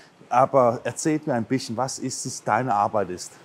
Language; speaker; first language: German; non-native, fluent; Danish